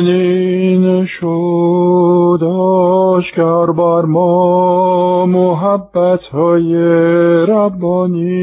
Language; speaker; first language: Persian; non-native, fluent; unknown